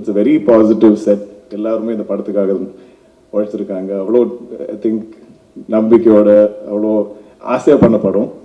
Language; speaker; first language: Tamil; non-native, local second language; Malayalam